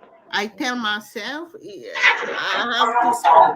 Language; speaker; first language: English; non-native, learner; French